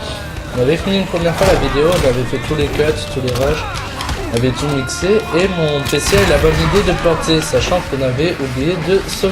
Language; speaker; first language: French; native; French